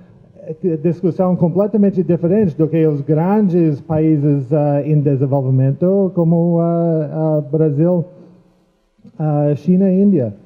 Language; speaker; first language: Portuguese; non-native, fluent; English